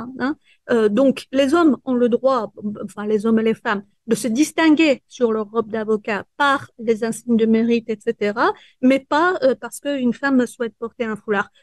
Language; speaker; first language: French; early bilingual, other home language; Persian